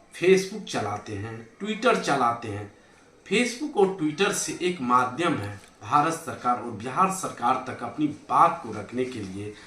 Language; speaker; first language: Hindi; native; Hindi